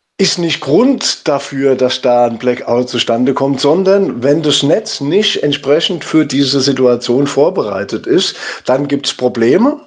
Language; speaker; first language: German; native; German